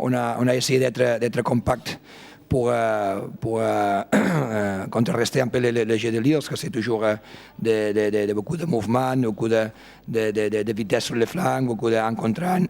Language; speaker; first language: French; non-native, fluent; Spanish